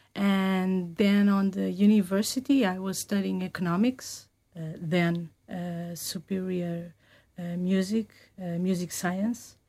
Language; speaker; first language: English; non-native, learner; Portuguese